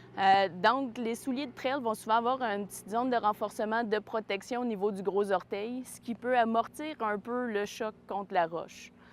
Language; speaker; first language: French; native; French